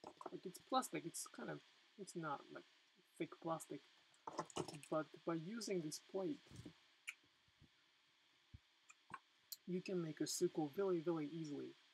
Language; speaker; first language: English; non-native, fluent; Japanese